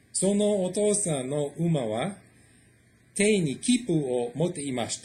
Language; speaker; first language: Japanese; non-native, fluent; English